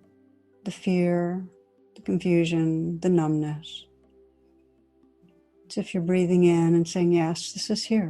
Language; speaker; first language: English; native; English